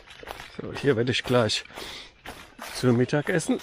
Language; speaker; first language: German; native; German